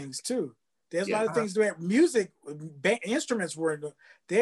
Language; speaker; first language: English; native; English